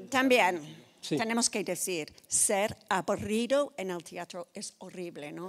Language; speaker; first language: Spanish; non-native, fluent; English